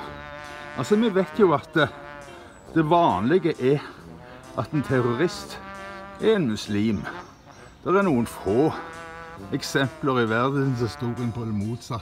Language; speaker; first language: Norwegian; native; Norwegian